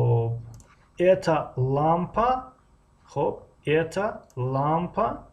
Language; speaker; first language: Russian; non-native, fluent; Tajik